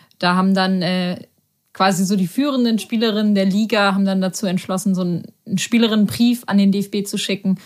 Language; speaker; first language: German; native; German